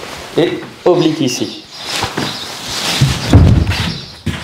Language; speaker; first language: French; native; French